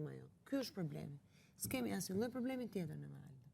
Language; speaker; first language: Albanian; native; Albanian